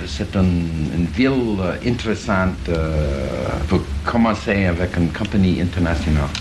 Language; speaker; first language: French; non-native, learner; English